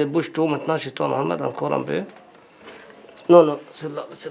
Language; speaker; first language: French; non-native, learner; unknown